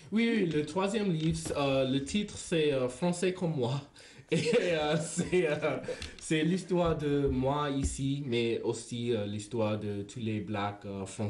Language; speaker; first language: French; non-native, learner; English